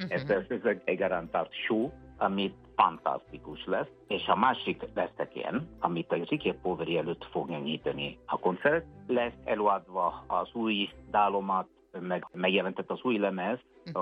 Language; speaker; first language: Hungarian; non-native, fluent; Italian